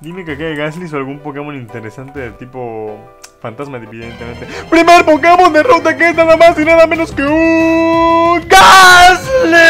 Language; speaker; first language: Spanish; native; Spanish